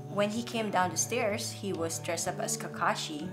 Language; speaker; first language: English; non-native, local second language; Filipino